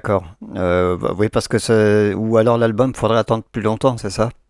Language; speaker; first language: French; native; French